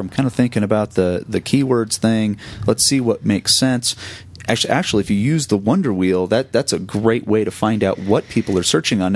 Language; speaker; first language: English; native; English